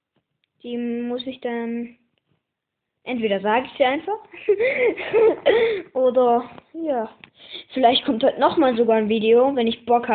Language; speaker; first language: German; native; German